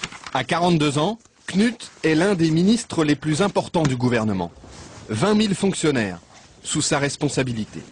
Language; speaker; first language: French; native; French